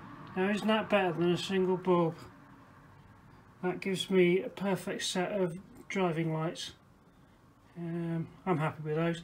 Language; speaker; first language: English; native; English